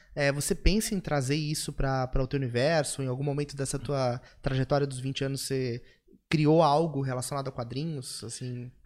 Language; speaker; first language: Portuguese; native; Portuguese